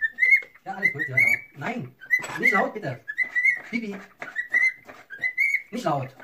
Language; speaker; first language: German; early bilingual, other home language; Turkish